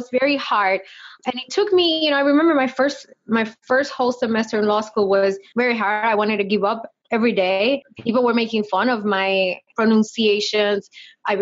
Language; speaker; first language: English; non-native, fluent; Spanish